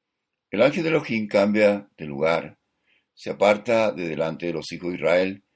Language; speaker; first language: Spanish; native; Spanish